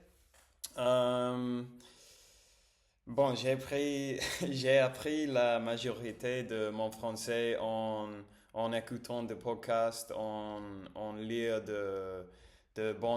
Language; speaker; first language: French; non-native, learner; Spanish